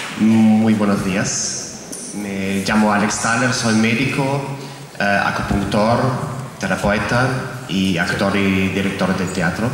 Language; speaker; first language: Spanish; non-native, fluent; German